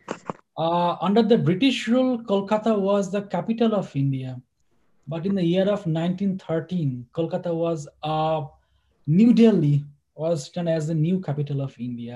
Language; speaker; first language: English; non-native, local second language; Bangla